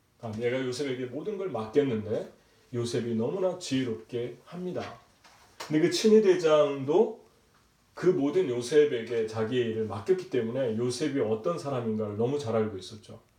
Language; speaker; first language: Korean; native; Korean